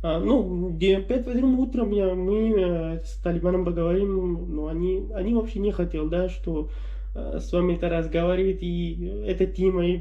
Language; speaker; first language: Russian; non-native, learner; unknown